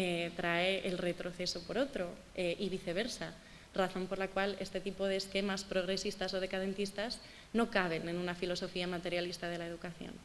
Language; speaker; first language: Spanish; native; Spanish